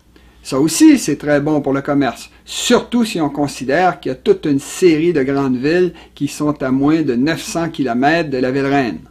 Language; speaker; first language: French; native; French